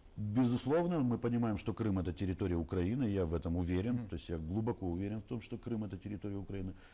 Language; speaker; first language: Russian; native; Russian